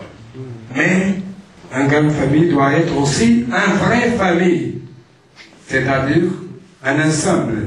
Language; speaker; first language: French; non-native, fluent; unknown